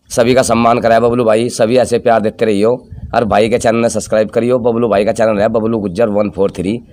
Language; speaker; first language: Hindi; native; Hindi